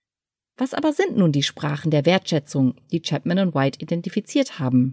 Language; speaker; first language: German; native; German